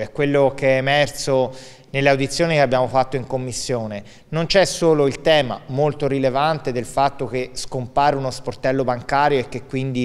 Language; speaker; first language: Italian; native; Italian